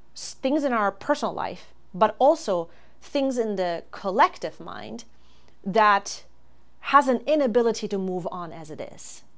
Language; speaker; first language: English; non-native, fluent; German